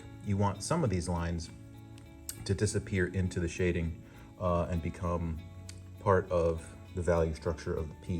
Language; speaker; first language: English; native; English